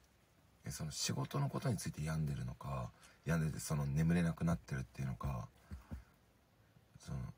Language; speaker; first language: Japanese; native; Japanese